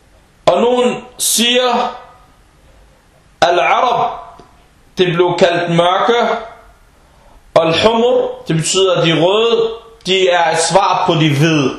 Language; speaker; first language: Danish; non-native, fluent; Arabic